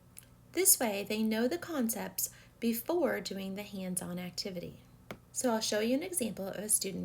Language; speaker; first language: English; native; English